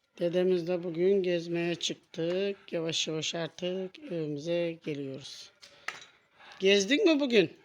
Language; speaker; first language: Turkish; native; Turkish